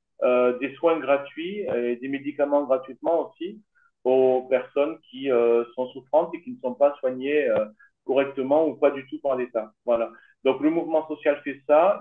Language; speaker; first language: French; native; French